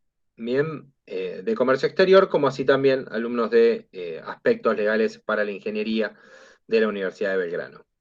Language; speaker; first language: Spanish; native; Spanish